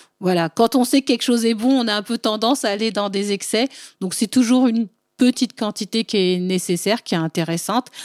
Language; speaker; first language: French; early bilingual, other home language; Bambara